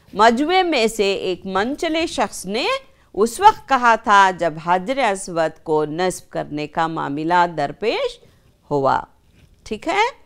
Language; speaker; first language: Urdu; native; Urdu